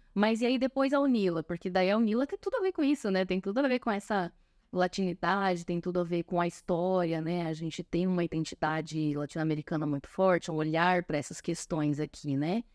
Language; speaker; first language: Portuguese; native; Portuguese